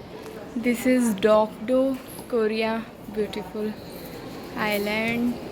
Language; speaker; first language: English; non-native, local second language; Hindi